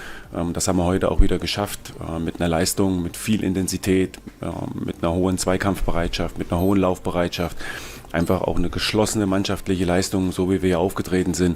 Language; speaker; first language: German; native; German